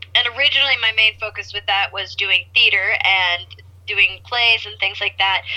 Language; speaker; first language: English; native; English